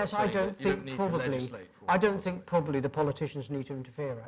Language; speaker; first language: English; native; English